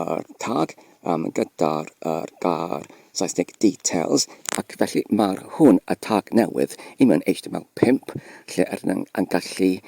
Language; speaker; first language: Welsh; non-native, fluent; English